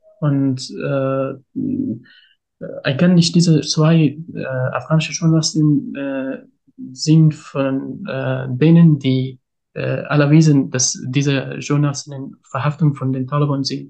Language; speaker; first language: German; non-native, learner; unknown